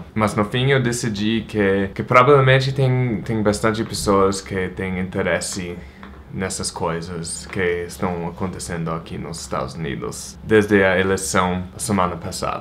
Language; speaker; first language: Portuguese; non-native, fluent; English